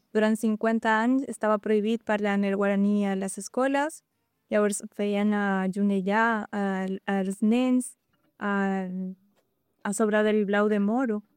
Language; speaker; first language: Catalan; non-native, learner; Guarani